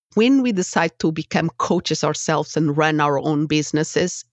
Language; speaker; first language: English; non-native, fluent; Portuguese